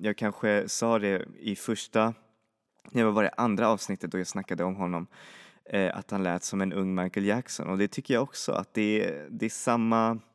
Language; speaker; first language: Swedish; native; Swedish